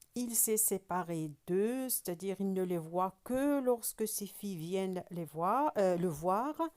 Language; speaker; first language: French; non-native, local second language; Arabic